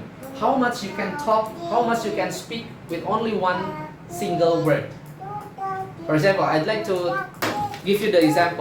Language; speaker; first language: English; non-native, fluent; Indonesian